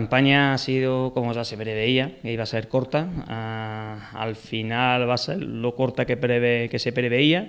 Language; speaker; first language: Spanish; native; Spanish